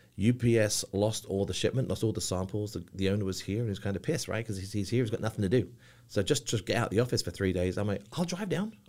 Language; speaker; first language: English; native; English